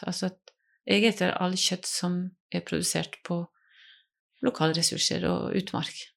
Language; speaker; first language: Norwegian; non-native, fluent; French